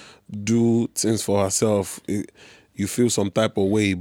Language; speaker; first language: English; non-native, local second language; Igbo